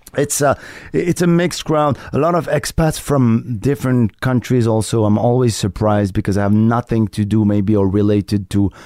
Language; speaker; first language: English; non-native, fluent; Arabic